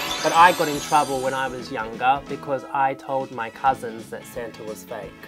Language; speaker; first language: English; native; English